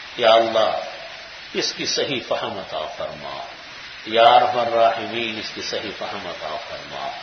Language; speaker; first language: Urdu; native; Urdu